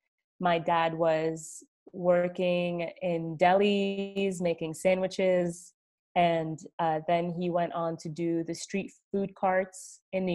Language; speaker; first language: English; early bilingual, other home language; Arabic